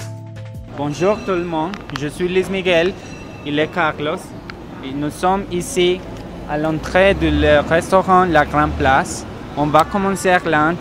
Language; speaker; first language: French; non-native, learner; Spanish